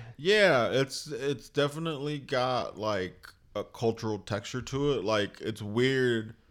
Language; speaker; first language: English; native; English